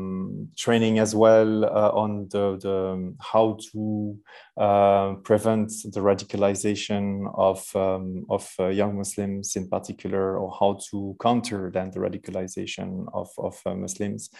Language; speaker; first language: English; non-native, fluent; French